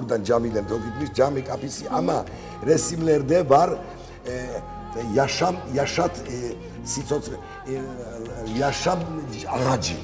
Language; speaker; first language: Turkish; non-native, learner; Georgian